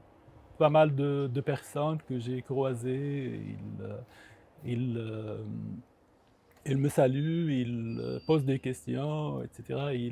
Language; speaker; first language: French; non-native, local second language; Arabic